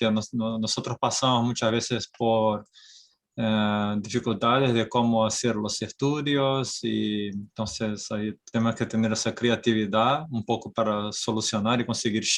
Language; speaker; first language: Spanish; non-native, fluent; Portuguese